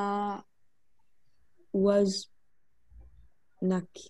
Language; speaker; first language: Arabic; non-native, learner; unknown